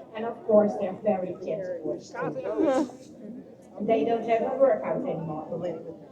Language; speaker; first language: English; non-native, fluent; Dutch